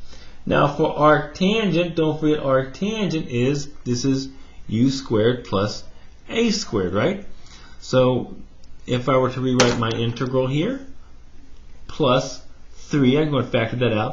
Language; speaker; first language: English; native; English